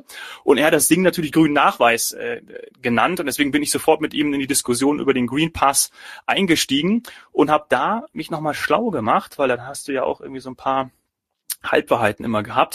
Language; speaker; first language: German; native; German